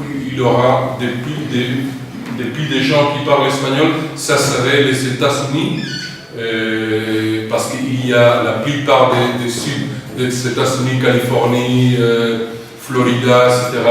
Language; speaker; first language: French; non-native, fluent; Spanish